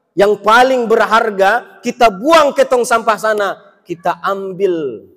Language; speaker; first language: Indonesian; non-native, local second language; Minangkabau